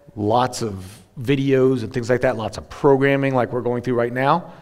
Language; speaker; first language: English; native; English